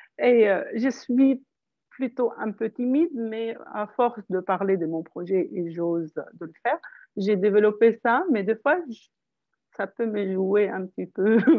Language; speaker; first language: French; non-native, local second language; Arabic